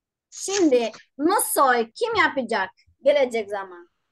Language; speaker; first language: Turkish; non-native, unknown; Albanian